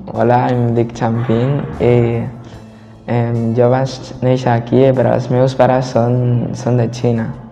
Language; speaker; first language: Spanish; early bilingual, other home language; Chinese